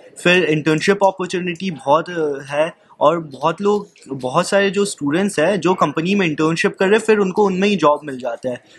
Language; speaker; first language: Hindi; native; Hindi